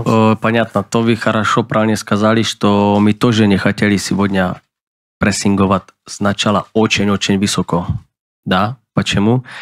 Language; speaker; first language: Russian; non-native, fluent; Czech